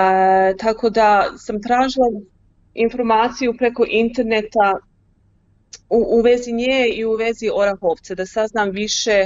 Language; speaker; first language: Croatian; early bilingual, heritage; Croatian